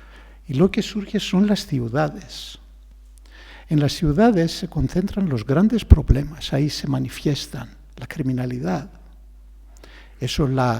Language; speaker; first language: Spanish; non-native, fluent; Greek